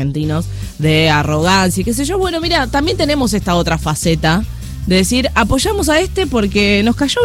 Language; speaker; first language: Spanish; native; Spanish